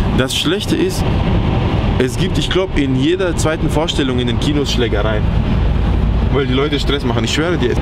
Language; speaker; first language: German; early bilingual, other home language; Persian